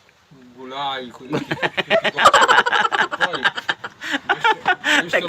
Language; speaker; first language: Italian; non-native, learner; Filipino